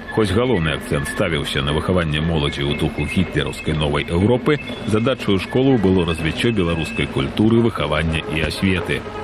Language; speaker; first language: Belarusian; native; Belarusian